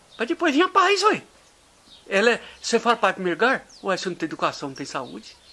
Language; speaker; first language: Portuguese; native; Portuguese